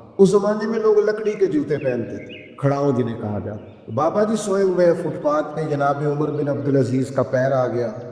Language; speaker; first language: Urdu; non-native, local second language; Punjabi